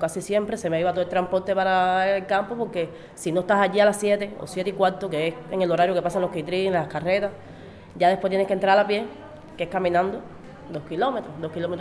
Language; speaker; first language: Spanish; native; Spanish